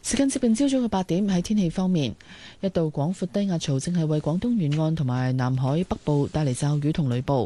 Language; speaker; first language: Cantonese; native; Cantonese